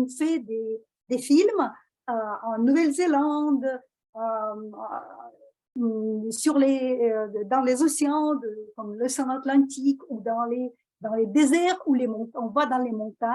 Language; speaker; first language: French; non-native, fluent; Russian